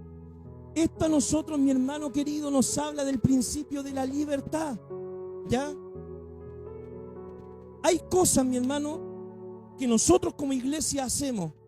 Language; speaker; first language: Spanish; native; Spanish